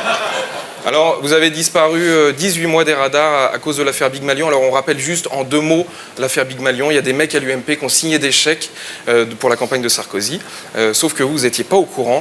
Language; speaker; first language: French; native; French